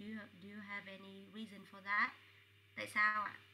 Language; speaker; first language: English; non-native, fluent; Vietnamese